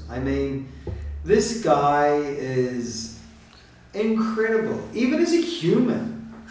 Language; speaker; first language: English; native; English